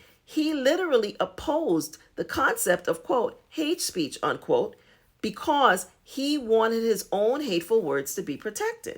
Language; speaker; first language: English; native; English